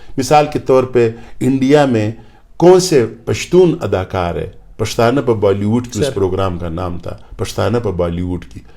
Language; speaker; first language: Urdu; non-native, local second language; Pashto